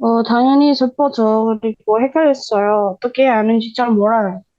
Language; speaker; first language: Korean; non-native, learner; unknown